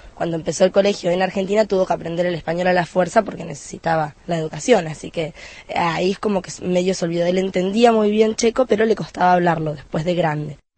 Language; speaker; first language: Spanish; native; Spanish